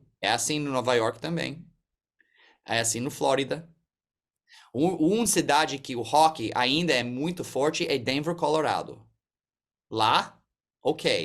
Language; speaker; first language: Portuguese; early bilingual, heritage; English